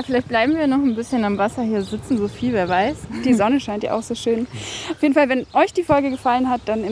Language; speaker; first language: German; native; German